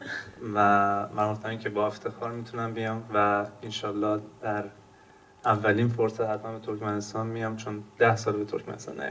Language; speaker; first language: Persian; non-native, local second language; Turkmen